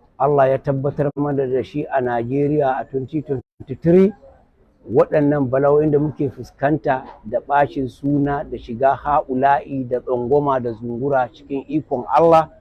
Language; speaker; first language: Hausa; non-native, local second language; Fula